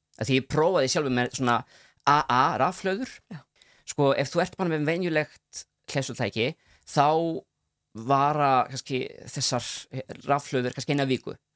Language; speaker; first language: Icelandic; non-native, fluent; Italian